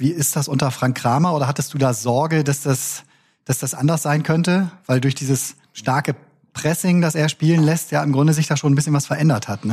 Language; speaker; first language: German; native; German